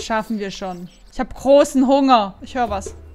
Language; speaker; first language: German; native; German